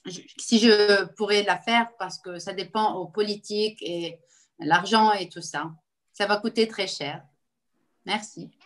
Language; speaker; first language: French; non-native, local second language; Arabic